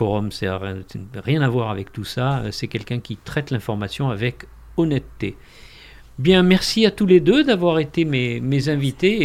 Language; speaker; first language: French; native; French